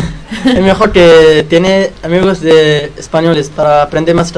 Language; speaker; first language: Spanish; non-native, learner; Arabic